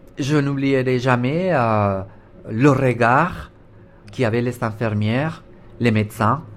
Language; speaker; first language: French; non-native, fluent; Spanish